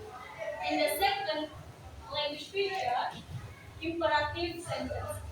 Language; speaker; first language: English; non-native, learner; Indonesian